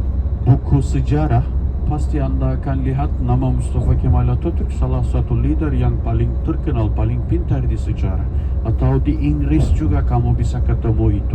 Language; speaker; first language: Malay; non-native, fluent; Turkish